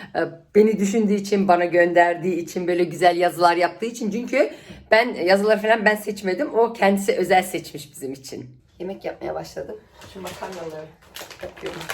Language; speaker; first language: Turkish; early bilingual, heritage; Turkish